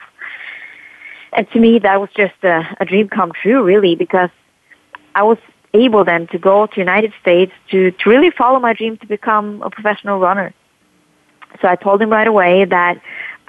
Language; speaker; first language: English; non-native, fluent; Norwegian